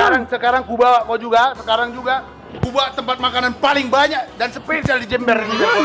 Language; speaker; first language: Indonesian; native; Indonesian